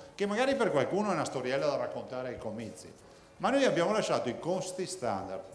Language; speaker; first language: Italian; non-native, local second language; Venetian